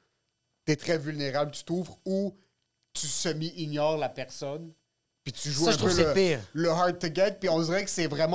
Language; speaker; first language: French; native; French